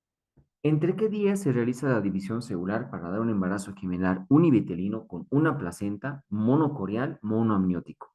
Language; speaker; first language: Spanish; native; Spanish